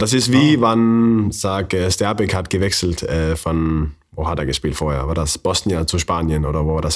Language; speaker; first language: German; non-native, learner; Faroese